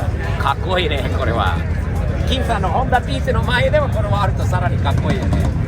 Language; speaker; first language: Japanese; non-native, fluent; English